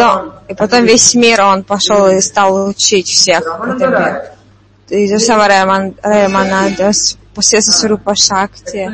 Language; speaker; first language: Russian; non-native, fluent; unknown